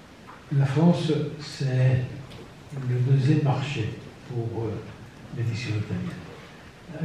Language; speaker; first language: French; non-native, fluent; Italian